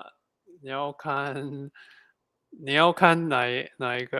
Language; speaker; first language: Chinese; non-native, fluent; English